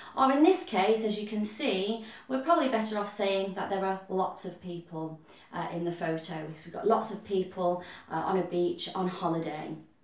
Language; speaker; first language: English; native; English